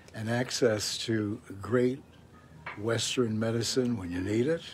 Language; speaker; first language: English; native; English